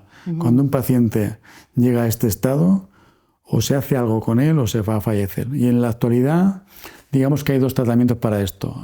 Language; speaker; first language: Spanish; native; Spanish